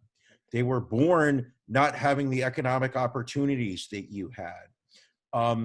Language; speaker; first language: English; native; English